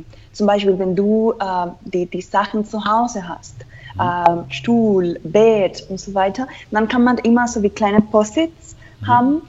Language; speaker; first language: German; non-native, fluent; Spanish